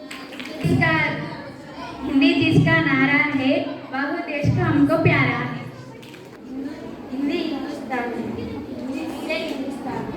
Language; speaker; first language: Hindi; non-native, local second language; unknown